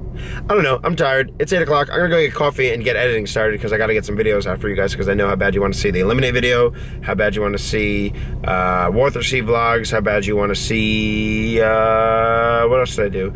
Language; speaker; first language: English; native; English